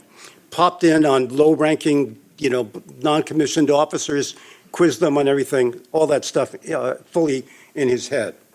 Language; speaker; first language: English; native; English